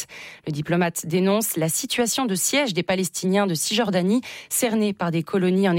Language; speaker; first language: French; native; French